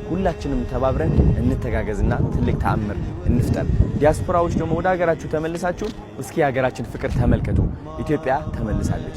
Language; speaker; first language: Amharic; non-native, local second language; Tigrinya